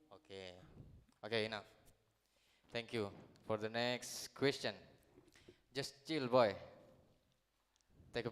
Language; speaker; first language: English; non-native, learner; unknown